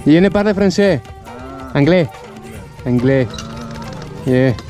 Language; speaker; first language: French; non-native, learner; Spanish